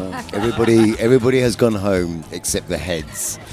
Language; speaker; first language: English; native; English